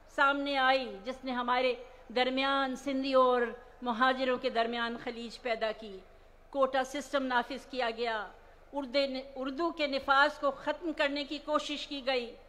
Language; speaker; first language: Urdu; native; Urdu